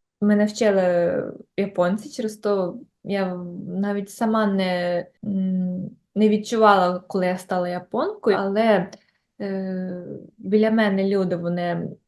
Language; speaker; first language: Ukrainian; early bilingual, heritage; Ukrainian